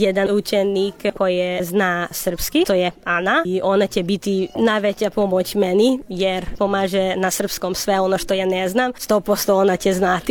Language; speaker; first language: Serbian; non-native, local second language; Hungarian